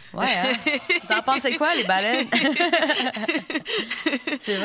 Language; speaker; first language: French; native; French